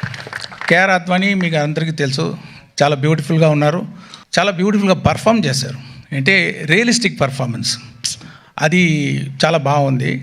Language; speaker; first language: Telugu; non-native, local second language; Tamil